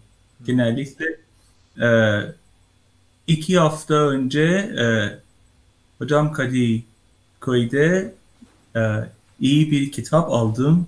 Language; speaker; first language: Turkish; non-native, learner; Persian